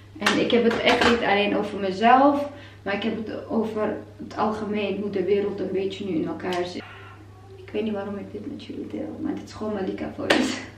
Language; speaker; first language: Dutch; non-native, fluent; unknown